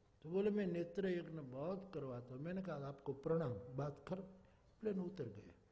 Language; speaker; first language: Hindi; non-native, local second language; Gujarati